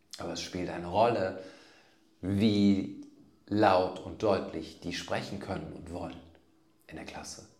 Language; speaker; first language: German; native; German